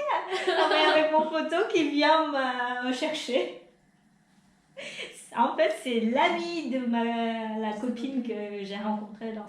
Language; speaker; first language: French; non-native, fluent; Vietnamese